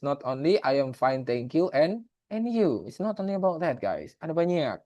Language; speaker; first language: English; non-native, fluent; Indonesian